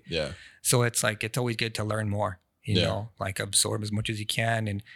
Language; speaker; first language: English; non-native, fluent; Spanish